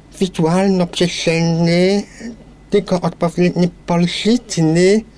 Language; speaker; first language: Polish; non-native, local second language; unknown